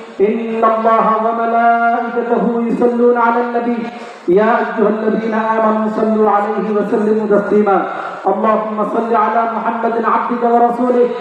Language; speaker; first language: Arabic; non-native, fluent; Bangla